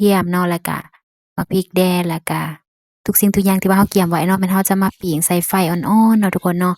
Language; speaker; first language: Thai; non-native, local second language; Lao